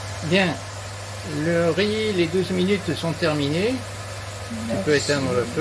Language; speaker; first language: French; native; French